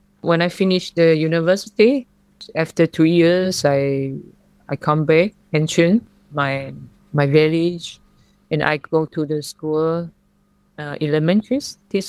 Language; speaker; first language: English; non-native, learner; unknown